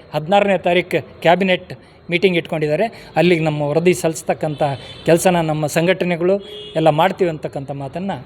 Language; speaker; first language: Kannada; non-native, local second language; Lambadi